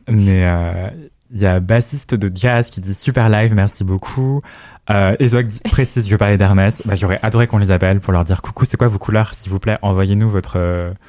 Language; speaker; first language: French; native; French